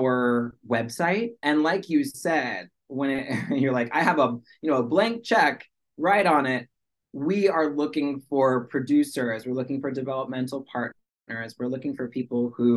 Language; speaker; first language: English; early bilingual, other home language; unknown